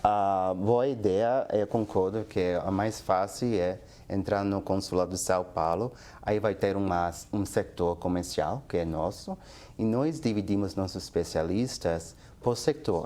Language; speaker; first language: Portuguese; non-native, fluent; English